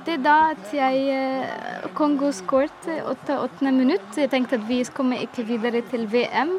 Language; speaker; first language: Norwegian; non-native, fluent; Arabic